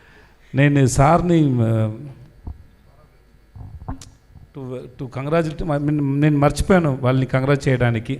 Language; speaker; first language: Telugu; non-native, learner; Tamil